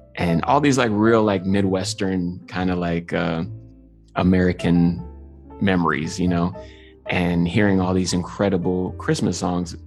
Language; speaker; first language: English; native; English